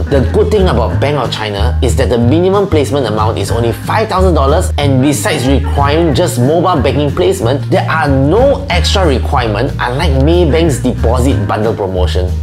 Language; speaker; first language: English; native; English